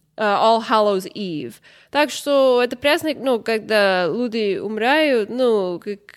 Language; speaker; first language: Russian; non-native, learner; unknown